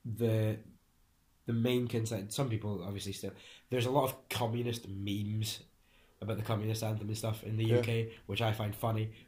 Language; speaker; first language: English; early bilingual, other home language; Hungarian